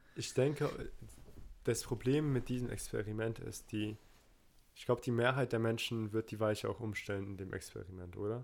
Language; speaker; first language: German; early bilingual, other home language; Turkish